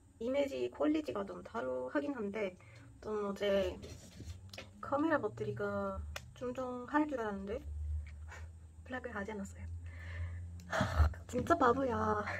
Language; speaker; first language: Korean; non-native, fluent; Portuguese